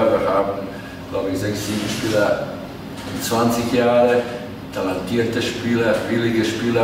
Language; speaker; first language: German; non-native, fluent; Latvian